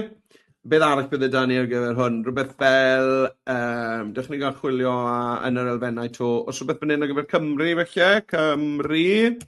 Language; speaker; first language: Welsh; native; Welsh